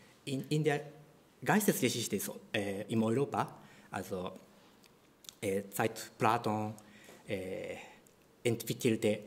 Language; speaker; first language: German; non-native, fluent; Japanese